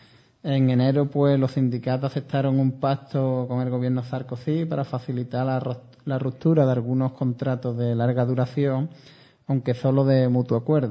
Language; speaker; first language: Spanish; native; Spanish